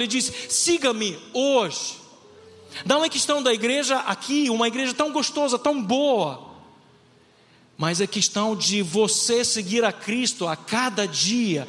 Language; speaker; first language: Portuguese; non-native, fluent; Ukrainian